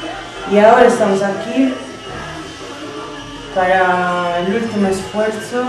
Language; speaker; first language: Spanish; non-native, fluent; Italian